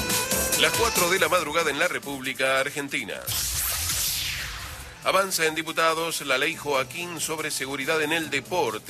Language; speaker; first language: Spanish; native; Spanish